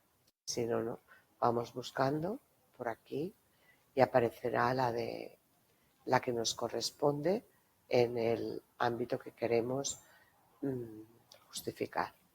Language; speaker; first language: Spanish; native; Spanish